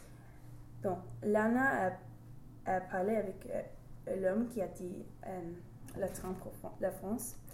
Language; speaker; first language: French; non-native, learner; English